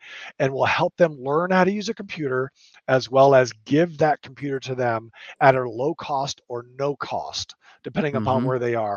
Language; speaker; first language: English; native; English